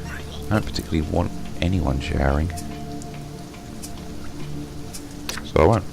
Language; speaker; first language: English; native; English